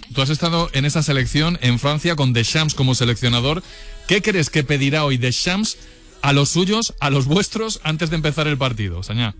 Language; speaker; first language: Spanish; native; Spanish